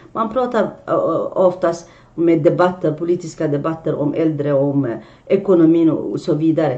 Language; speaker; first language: Swedish; non-native, fluent; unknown